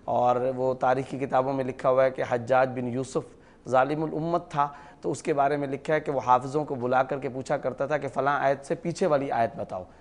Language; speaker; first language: Urdu; native; Urdu